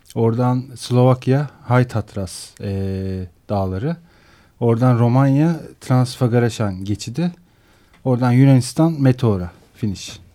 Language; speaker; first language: Turkish; native; Turkish